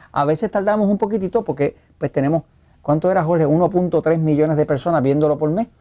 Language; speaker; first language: Spanish; native; Spanish